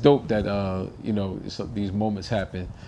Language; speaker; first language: English; native; English